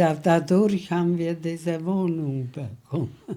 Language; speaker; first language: German; early bilingual, heritage; German